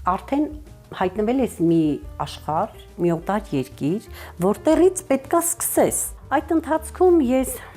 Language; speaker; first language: Armenian; native; Armenian